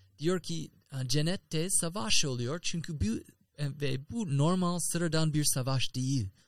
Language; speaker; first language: Turkish; non-native, learner; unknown